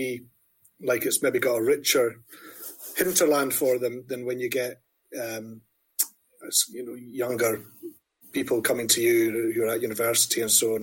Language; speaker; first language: English; native; English